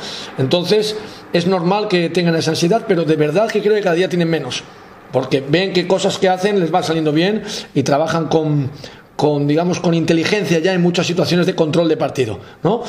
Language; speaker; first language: Spanish; native; Spanish